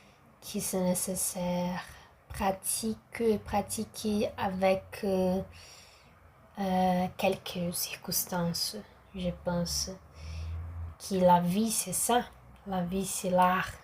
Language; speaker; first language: French; non-native, learner; Portuguese